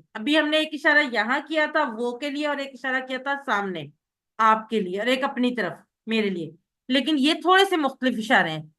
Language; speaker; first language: Urdu; native; Urdu